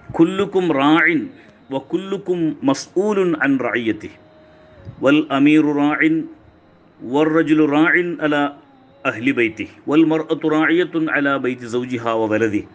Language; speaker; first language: Kannada; non-native, local second language; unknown